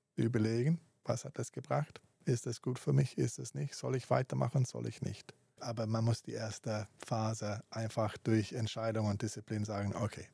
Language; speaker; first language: German; non-native, fluent; English